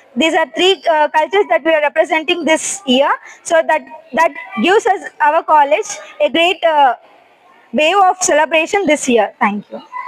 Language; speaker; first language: English; non-native, local second language; Telugu